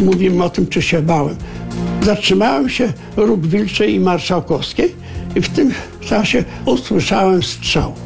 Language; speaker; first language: Polish; native; Polish